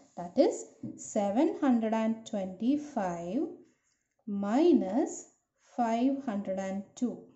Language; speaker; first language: English; non-native, local second language; Malayalam